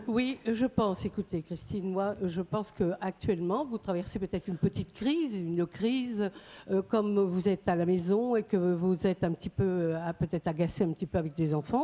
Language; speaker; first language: French; native; French